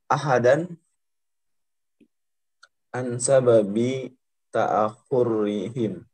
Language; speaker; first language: Arabic; non-native, learner; Indonesian